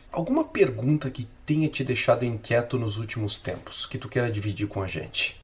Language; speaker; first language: Portuguese; native; Portuguese